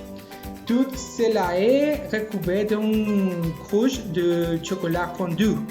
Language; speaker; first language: French; non-native, learner; Spanish